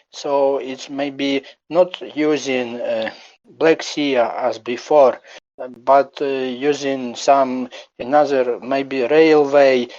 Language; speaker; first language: English; non-native, learner; Ukrainian